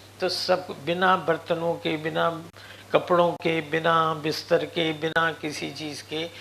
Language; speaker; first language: Hindi; non-native, local second language; Punjabi